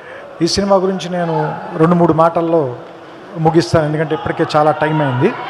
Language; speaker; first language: Telugu; native; Telugu